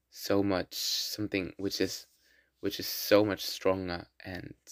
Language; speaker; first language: English; non-native, fluent; German